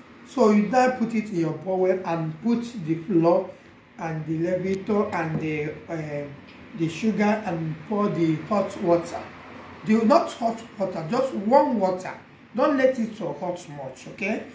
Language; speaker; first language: English; non-native, local second language; Igbo